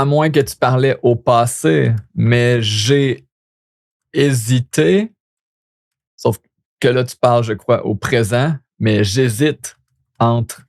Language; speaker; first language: French; native; French